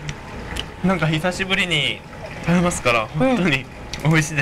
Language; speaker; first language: Japanese; non-native, learner; Korean